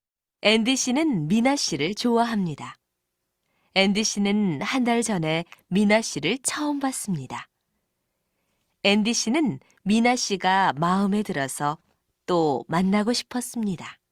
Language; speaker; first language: Korean; non-native, learner; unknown